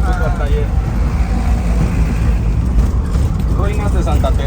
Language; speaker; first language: Spanish; native; Spanish